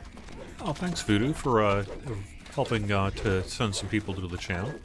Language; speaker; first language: English; native; English